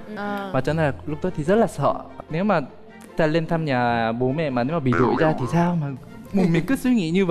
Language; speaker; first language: Vietnamese; non-native, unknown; Korean